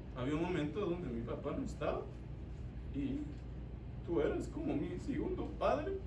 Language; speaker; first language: Spanish; early bilingual, heritage; Spanish